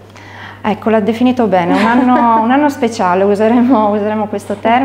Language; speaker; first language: Italian; native; Italian